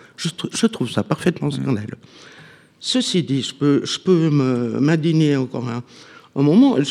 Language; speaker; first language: French; native; French